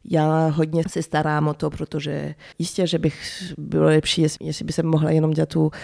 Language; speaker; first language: Czech; early bilingual, heritage; French